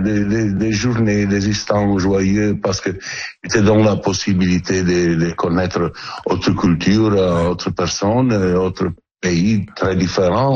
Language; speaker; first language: French; non-native, learner; Italian